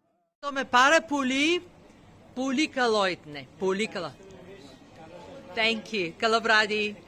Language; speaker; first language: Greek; non-native, learner; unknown